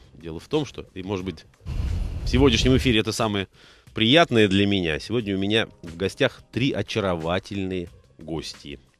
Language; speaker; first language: Russian; native; Russian